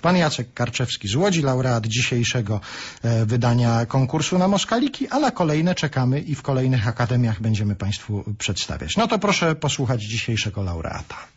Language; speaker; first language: Polish; native; Polish